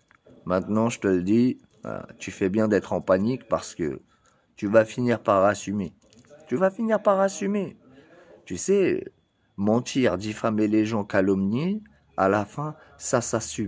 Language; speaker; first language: French; native; French